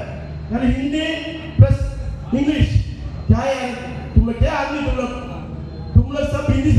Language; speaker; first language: Hindi; non-native, local second language; Tamil